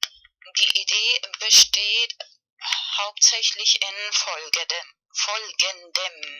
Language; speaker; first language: German; non-native, learner; Spanish